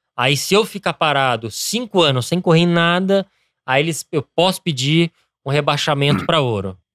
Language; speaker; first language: Portuguese; early bilingual, other home language; English